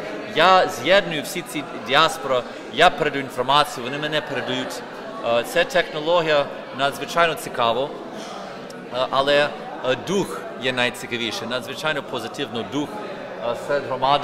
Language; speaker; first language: Ukrainian; early bilingual, heritage; Ukrainian